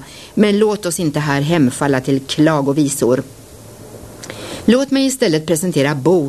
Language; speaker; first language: Swedish; native; Swedish